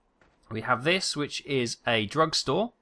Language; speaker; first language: English; native; English